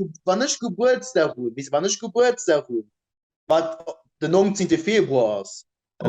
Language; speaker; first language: German; non-native, local second language; Luxembourgish